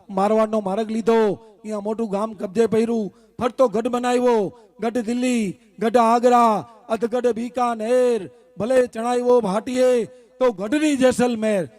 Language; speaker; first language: Gujarati; non-native, local second language; Kachhi